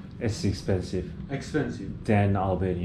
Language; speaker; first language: English; non-native, learner; Korean